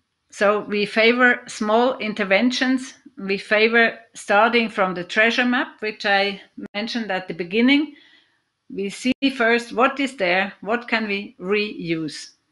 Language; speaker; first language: English; non-native, fluent; German